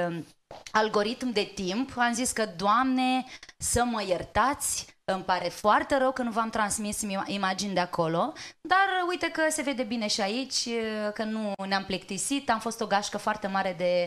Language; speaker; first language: Romanian; native; Romanian